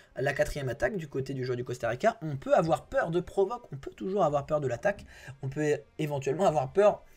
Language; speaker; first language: French; native; French